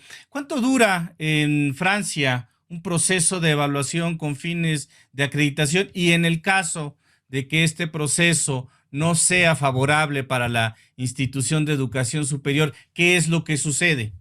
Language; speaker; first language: Spanish; native; Spanish